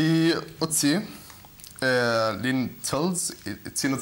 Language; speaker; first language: Ukrainian; non-native, learner; Arabic